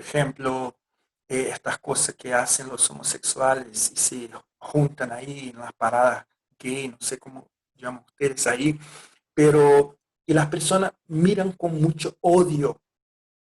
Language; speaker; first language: Spanish; non-native, fluent; Portuguese